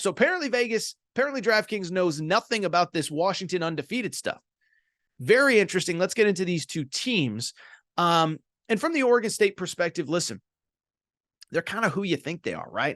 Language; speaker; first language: English; native; English